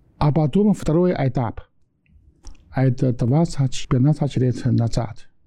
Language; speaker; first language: Russian; non-native, learner; Chinese